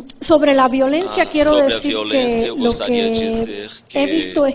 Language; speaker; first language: Spanish; non-native, fluent; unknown